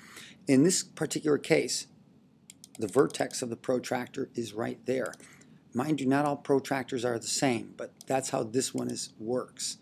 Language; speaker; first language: English; native; English